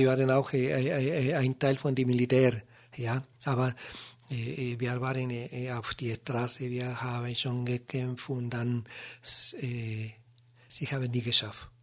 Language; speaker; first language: German; non-native, learner; Spanish